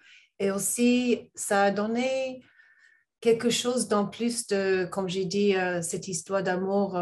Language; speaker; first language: French; non-native, learner; English